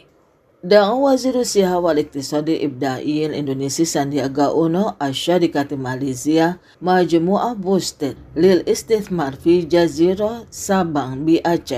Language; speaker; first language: Arabic; non-native, fluent; Indonesian